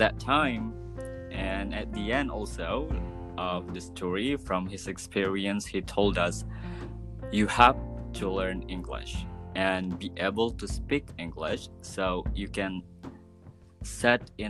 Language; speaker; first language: English; non-native, fluent; Indonesian